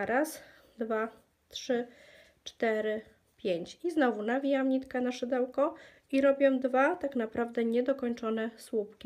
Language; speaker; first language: Polish; native; Polish